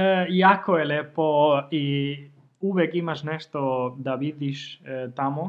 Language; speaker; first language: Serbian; non-native, fluent; Spanish